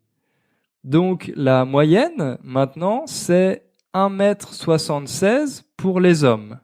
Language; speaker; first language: French; native; French